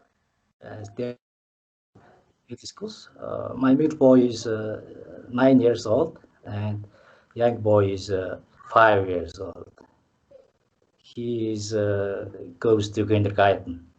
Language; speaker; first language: English; non-native, learner; Mongolian